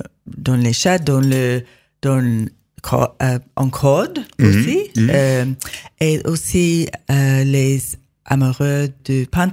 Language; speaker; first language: French; non-native, learner; English